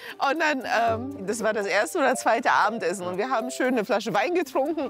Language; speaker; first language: German; early bilingual, other home language; Polish